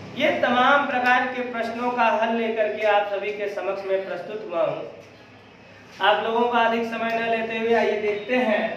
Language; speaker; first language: Hindi; native; Hindi